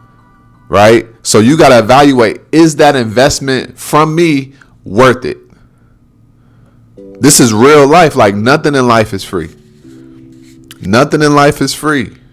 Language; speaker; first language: English; native; English